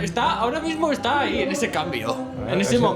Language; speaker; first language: Spanish; native; Spanish